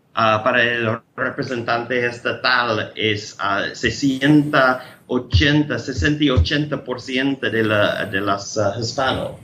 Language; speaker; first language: Spanish; non-native, learner; English